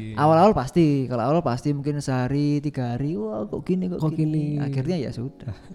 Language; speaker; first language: Indonesian; non-native, local second language; Javanese